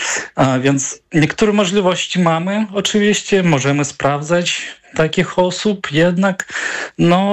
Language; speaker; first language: Polish; non-native, fluent; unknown